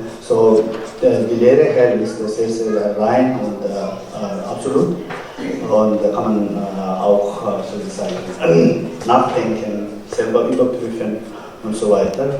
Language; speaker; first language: German; non-native, fluent; Tibetan